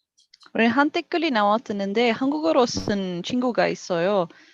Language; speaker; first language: Korean; non-native, learner; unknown